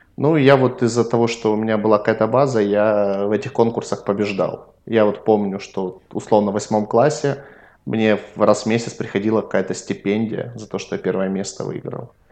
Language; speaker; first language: Russian; native; Russian